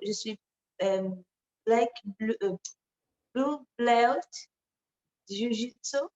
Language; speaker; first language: French; non-native, learner; Portuguese